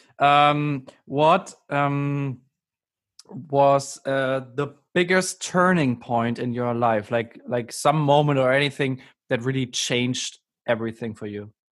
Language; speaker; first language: English; non-native, fluent; German